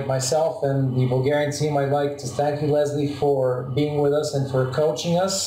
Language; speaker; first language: English; non-native, fluent; Bulgarian